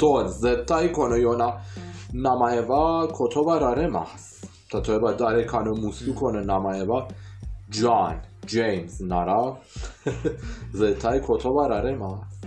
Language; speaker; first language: Japanese; non-native, fluent; Persian